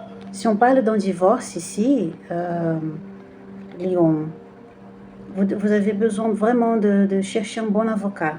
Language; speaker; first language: French; non-native, fluent; Portuguese